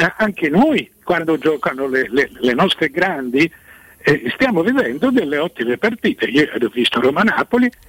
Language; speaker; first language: Italian; native; Italian